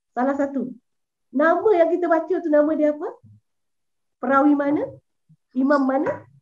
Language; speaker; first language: Malay; native; Malay